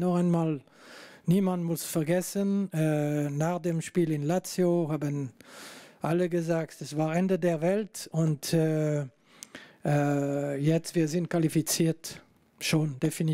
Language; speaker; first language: German; non-native, local second language; French